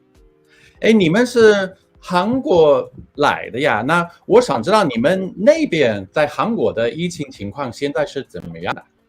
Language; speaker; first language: Chinese; non-native, fluent; English